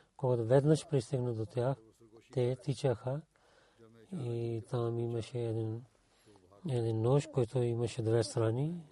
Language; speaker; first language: Bulgarian; non-native, learner; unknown